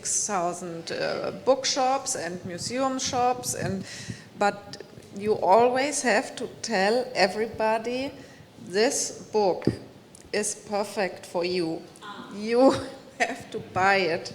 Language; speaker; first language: English; non-native, fluent; German